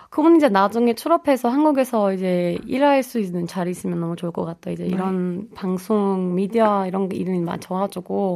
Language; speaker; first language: Korean; non-native, fluent; German